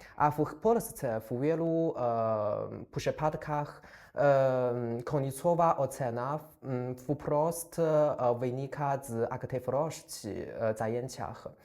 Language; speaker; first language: Polish; non-native, fluent; Chinese